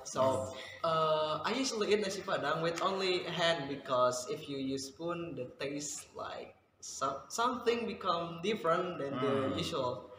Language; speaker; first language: English; non-native, fluent; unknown